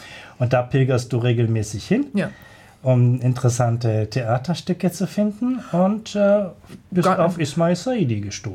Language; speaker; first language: German; native; German